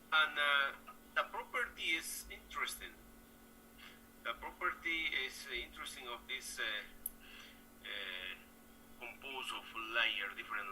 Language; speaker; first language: English; non-native, learner; Spanish